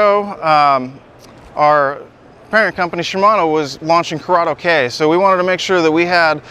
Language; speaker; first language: English; native; English